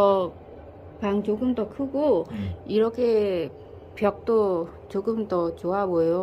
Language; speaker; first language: Korean; non-native, learner; Vietnamese